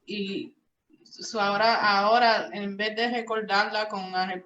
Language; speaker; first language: Spanish; early bilingual, heritage; Spanish